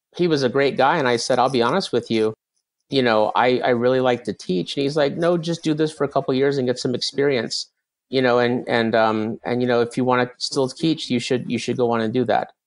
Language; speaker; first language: English; native; English